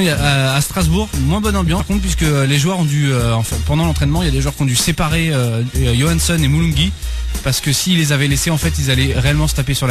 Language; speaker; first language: French; native; French